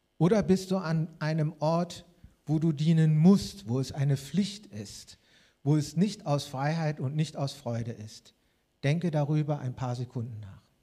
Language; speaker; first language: German; native; German